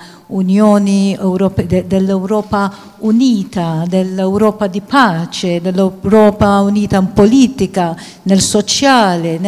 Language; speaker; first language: Italian; non-native, fluent; Maltese